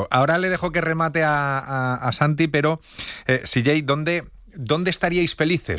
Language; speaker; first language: Spanish; native; Spanish